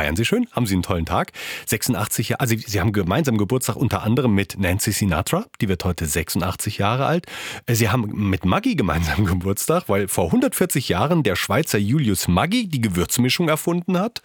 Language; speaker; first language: German; native; German